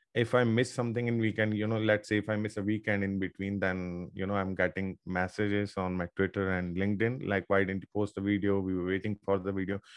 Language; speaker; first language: English; non-native, local second language; Hindi